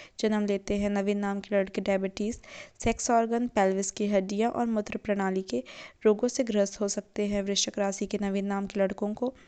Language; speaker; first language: Hindi; native; Hindi